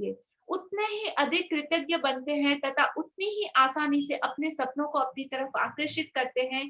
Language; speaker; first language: Hindi; native; Hindi